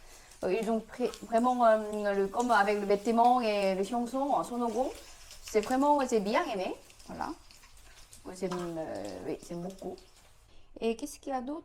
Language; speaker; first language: French; non-native, learner; Korean